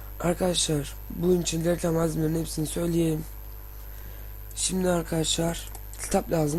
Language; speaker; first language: Turkish; native; Turkish